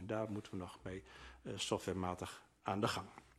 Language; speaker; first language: Dutch; native; Dutch